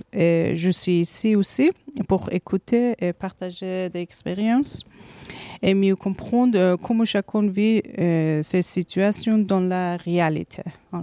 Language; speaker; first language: French; non-native, learner; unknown